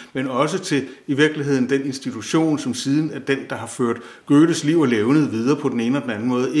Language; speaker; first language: Danish; native; Danish